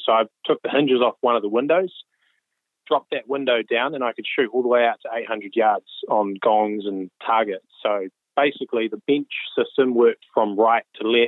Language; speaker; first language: English; native; English